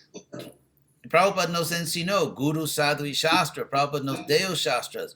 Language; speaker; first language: Portuguese; non-native, fluent; English